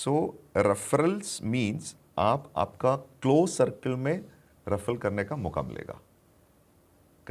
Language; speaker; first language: Hindi; non-native, local second language; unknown